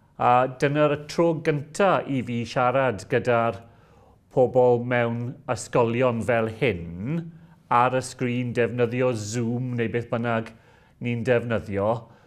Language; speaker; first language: Welsh; non-native, local second language; English